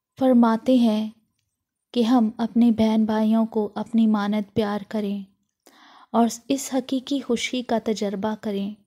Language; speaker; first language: Urdu; non-native, local second language; Punjabi